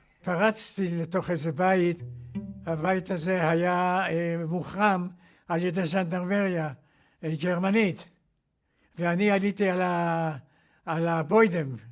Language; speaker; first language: Hebrew; non-native, fluent; Yiddish